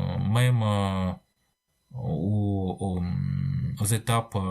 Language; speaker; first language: French; non-native, fluent; Russian